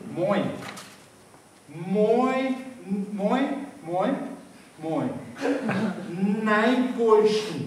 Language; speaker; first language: Slovenian; non-native, learner; German